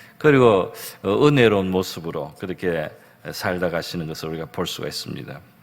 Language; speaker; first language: Korean; native; Korean